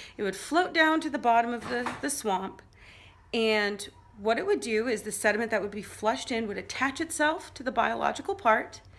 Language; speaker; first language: English; native; English